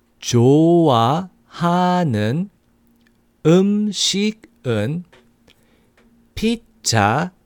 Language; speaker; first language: Korean; non-native, fluent; English